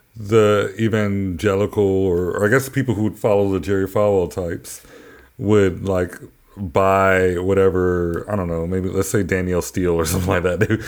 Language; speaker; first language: English; native; English